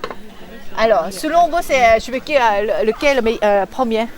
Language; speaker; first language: French; non-native, learner; Korean